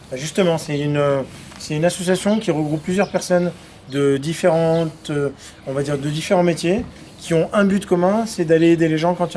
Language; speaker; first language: French; native; French